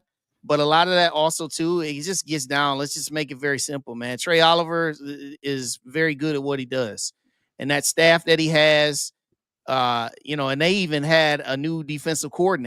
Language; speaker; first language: English; native; English